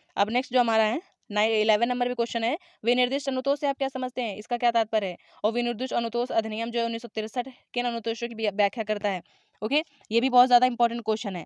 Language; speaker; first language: Hindi; native; Hindi